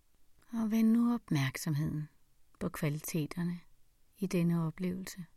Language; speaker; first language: Danish; native; Danish